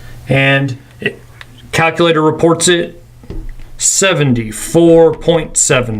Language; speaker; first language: English; native; English